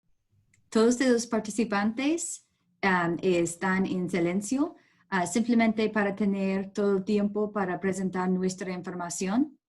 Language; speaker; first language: Spanish; non-native, learner; English